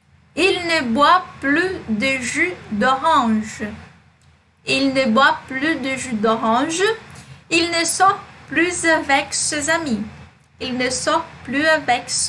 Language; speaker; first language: French; non-native, fluent; Portuguese